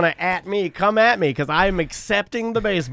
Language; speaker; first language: English; native; English